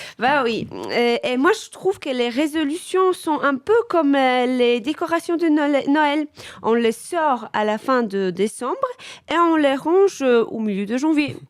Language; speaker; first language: French; non-native, fluent; Polish